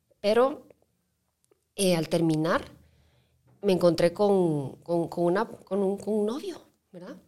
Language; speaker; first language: Spanish; native; Spanish